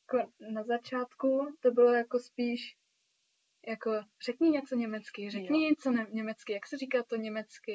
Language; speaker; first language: Czech; early bilingual, heritage; Czech